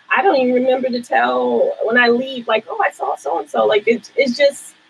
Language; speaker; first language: English; native; English